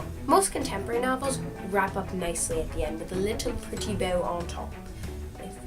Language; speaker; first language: English; native; English